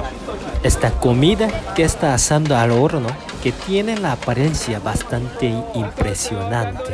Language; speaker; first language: Spanish; non-native, fluent; Korean